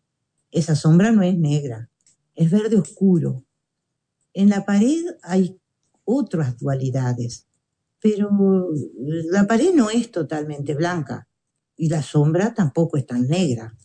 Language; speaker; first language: Spanish; native; Spanish